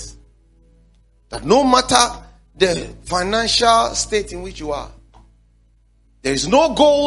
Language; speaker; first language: English; non-native, local second language; Akan